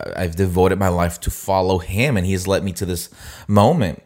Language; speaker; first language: English; non-native, fluent; Spanish